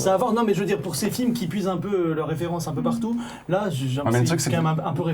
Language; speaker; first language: French; native; French